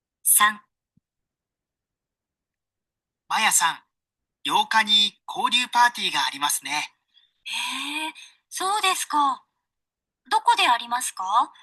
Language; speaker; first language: Japanese; non-native, learner; Sinhala